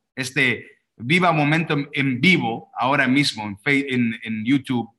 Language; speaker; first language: Spanish; non-native, fluent; English